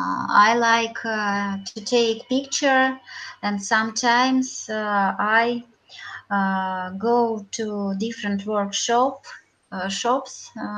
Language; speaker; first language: English; non-native, learner; Russian